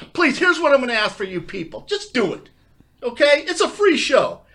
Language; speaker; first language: English; native; English